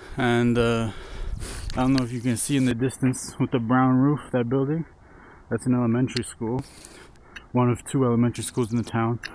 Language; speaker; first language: English; native; English